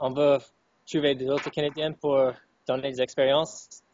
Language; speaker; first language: French; non-native, fluent; English